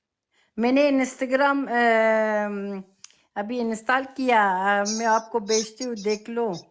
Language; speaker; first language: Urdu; non-native, learner; Persian